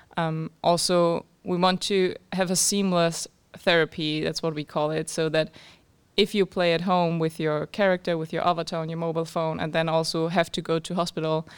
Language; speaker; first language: English; non-native, fluent; German